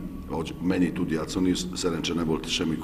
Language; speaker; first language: Hungarian; non-native, learner; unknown